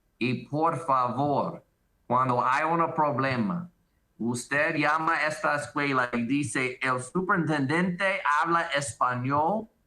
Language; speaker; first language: Spanish; non-native, learner; English